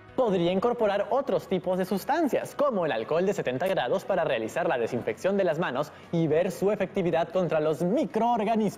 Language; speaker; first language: Spanish; native; Spanish